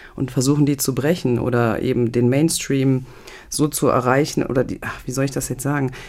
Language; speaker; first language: German; native; German